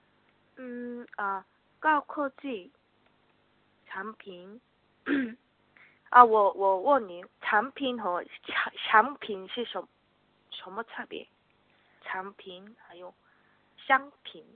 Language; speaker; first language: Chinese; non-native, learner; Korean